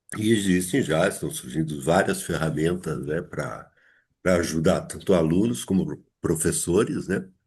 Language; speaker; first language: Portuguese; native; Portuguese